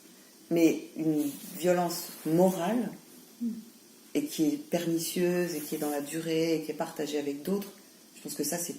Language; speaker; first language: French; native; French